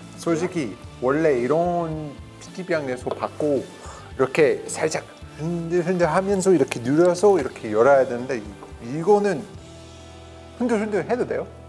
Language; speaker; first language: Korean; non-native, fluent; English